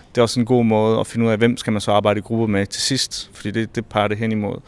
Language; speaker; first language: Danish; early bilingual, other home language; French